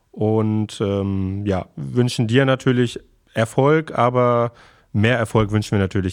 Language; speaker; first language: German; native; German